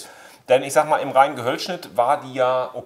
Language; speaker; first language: German; native; German